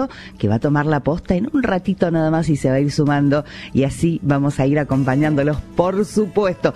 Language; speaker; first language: Spanish; native; Spanish